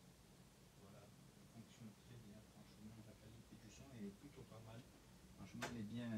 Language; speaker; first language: French; native; French